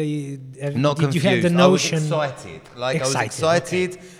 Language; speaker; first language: English; native; English